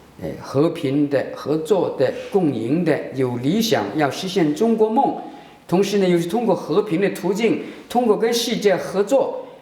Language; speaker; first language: Chinese; native; Chinese